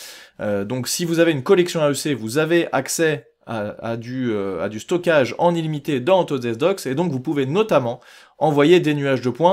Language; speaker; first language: French; native; French